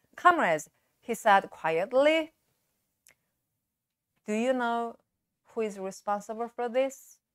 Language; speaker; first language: English; non-native, fluent; Korean